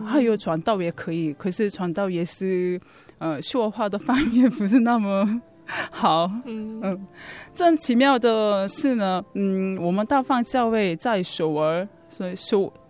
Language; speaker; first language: Chinese; non-native, fluent; Korean